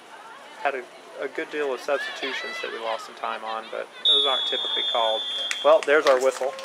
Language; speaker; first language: English; native; English